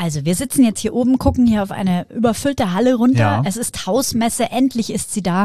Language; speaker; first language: German; native; German